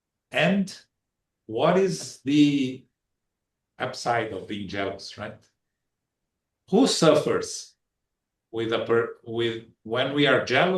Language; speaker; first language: English; non-native, fluent; Portuguese